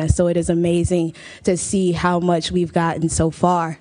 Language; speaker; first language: English; native; English